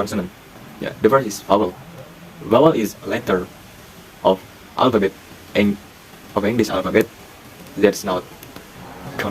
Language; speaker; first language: English; non-native, learner; Indonesian